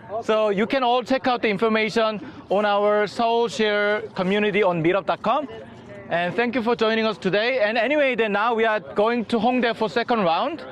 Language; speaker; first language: English; non-native, fluent; Korean